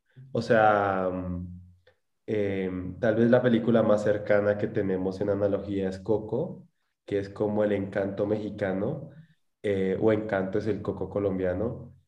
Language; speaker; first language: Spanish; native; Spanish